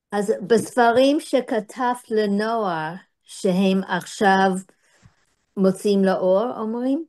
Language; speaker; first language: Hebrew; non-native, fluent; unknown